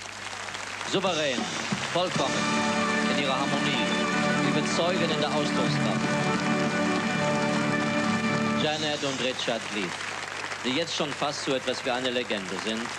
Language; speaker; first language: German; native; German